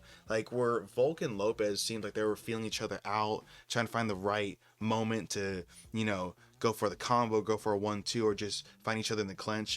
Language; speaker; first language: English; native; English